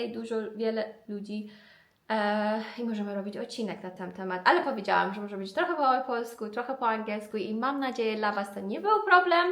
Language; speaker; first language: Polish; non-native, fluent; Persian